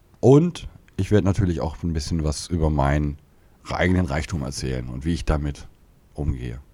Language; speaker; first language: German; native; German